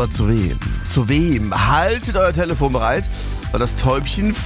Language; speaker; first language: German; native; German